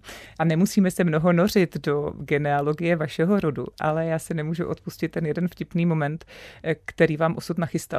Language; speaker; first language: Czech; native; Czech